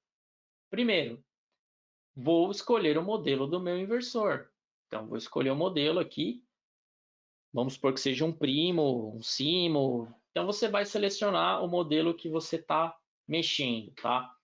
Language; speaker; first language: Portuguese; native; Portuguese